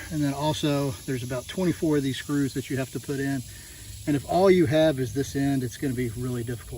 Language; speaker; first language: English; native; English